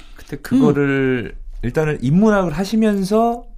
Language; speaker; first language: Korean; native; Korean